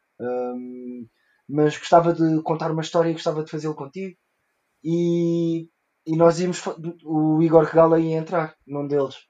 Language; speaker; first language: Portuguese; early bilingual, heritage; Portuguese